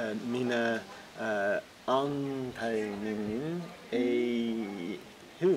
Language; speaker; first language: Finnish; non-native, learner; English